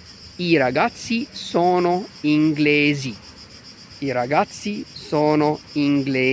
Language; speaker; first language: Italian; non-native, fluent; Arabic